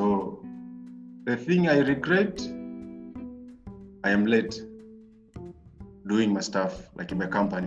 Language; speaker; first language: English; non-native, local second language; Swahili